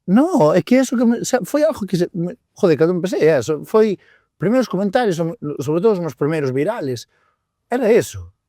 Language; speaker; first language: Galician; non-native, local second language; Spanish